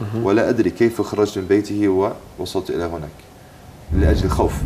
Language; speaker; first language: Arabic; non-native, fluent; English